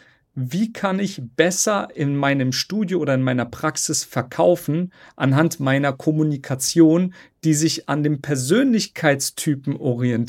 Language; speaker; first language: German; native; German